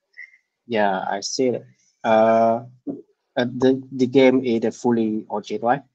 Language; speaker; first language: English; non-native, learner; Vietnamese